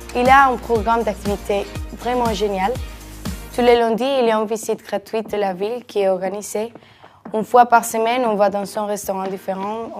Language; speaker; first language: French; non-native, fluent; Spanish